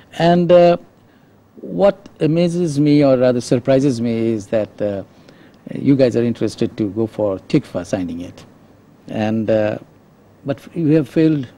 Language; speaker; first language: English; non-native, local second language; Bangla